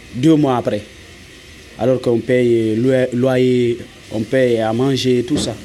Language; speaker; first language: French; non-native, local second language; Fula